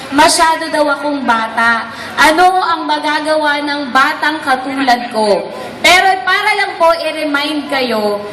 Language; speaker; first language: Filipino; native; Filipino